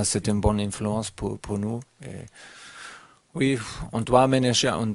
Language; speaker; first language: French; non-native, learner; German